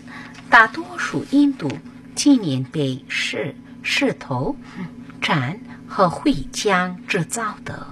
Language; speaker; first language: Chinese; non-native, fluent; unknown